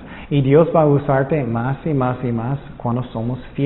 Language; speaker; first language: Spanish; non-native, fluent; English